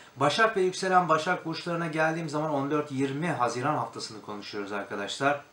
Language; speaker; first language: Turkish; native; Turkish